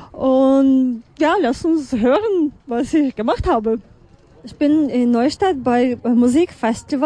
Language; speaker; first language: German; non-native, fluent; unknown